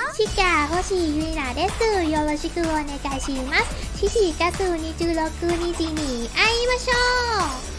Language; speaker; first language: Japanese; non-native, learner; Thai